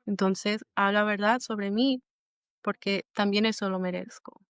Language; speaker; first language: Spanish; early bilingual, other home language; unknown